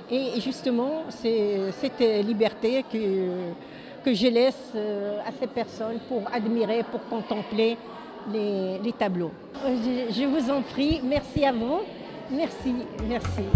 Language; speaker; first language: French; non-native, local second language; Arabic